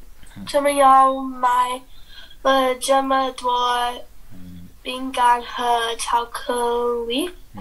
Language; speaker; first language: Chinese; non-native, learner; English